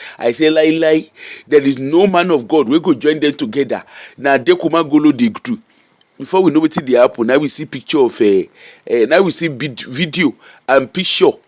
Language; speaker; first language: Nigerian Pidgin; native; Nigerian Pidgin